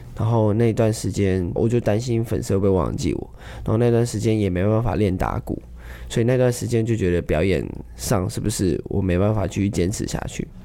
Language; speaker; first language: Chinese; native; Chinese